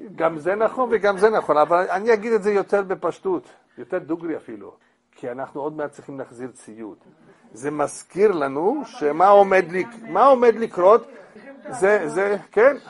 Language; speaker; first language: Hebrew; non-native, fluent; English